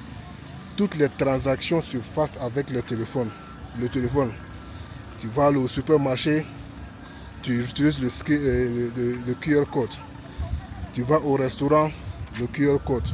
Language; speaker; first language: French; non-native, local second language; Bambara